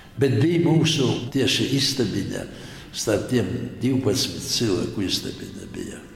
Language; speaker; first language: Latvian; non-native, local second language; Polish